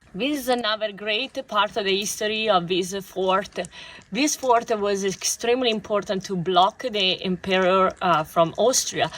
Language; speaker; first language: English; non-native, fluent; Italian